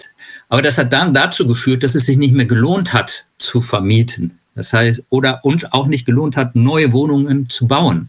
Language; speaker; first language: German; native; German